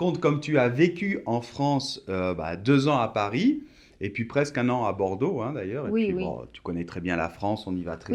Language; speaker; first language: French; native; French